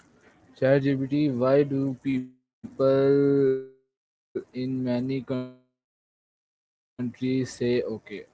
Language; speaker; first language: English; non-native, learner; Urdu